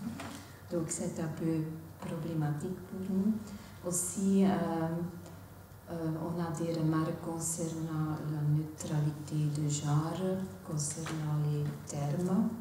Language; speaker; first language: French; non-native, local second language; Dutch